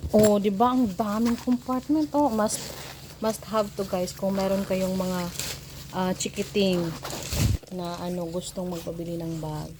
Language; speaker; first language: Filipino; non-native, local second language; Cebuano